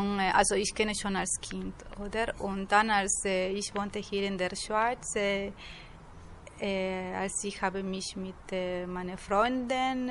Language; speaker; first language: German; non-native, learner; Spanish